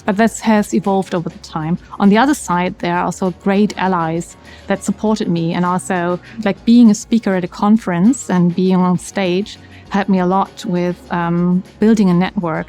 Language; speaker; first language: English; non-native, fluent; German